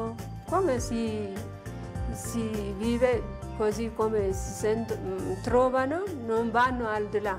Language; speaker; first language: Italian; non-native, learner; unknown